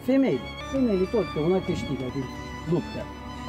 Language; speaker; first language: Romanian; non-native, learner; Turkish